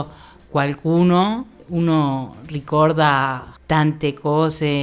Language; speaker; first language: Italian; early bilingual, heritage; Spanish